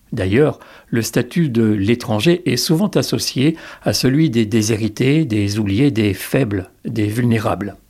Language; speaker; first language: French; native; French